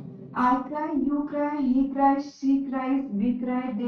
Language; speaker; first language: English; non-native, learner; Hindi